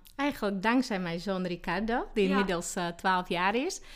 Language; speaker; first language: Dutch; non-native, fluent; Slovak